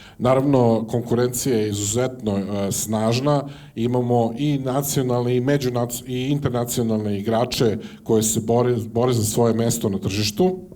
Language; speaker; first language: Serbian; native; Serbian